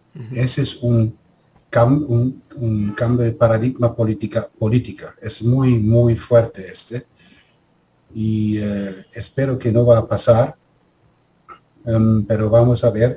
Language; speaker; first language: Spanish; non-native, fluent; German